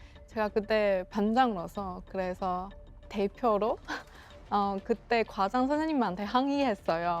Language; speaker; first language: Korean; non-native, local second language; Chinese